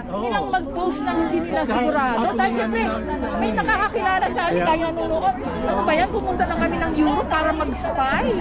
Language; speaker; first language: Filipino; non-native, local second language; Hiligaynon